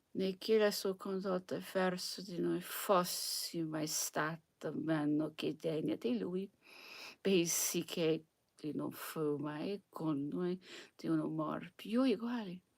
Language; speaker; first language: Italian; non-native, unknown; English